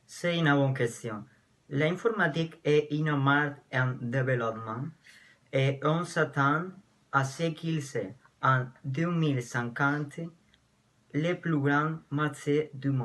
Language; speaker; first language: French; non-native, learner; Spanish